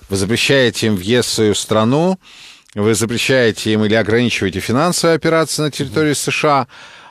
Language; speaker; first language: Russian; native; Russian